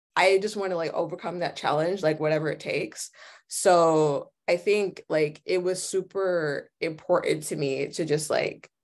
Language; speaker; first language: English; native; English